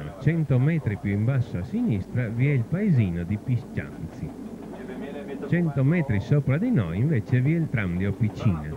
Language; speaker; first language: Italian; native; Italian